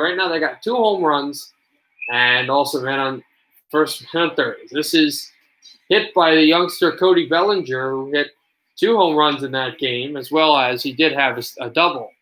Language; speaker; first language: English; native; English